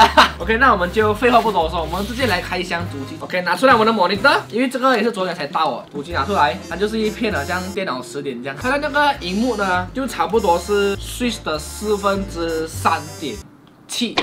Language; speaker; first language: Chinese; native; Chinese